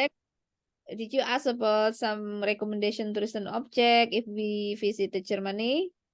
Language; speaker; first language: English; non-native, learner; Indonesian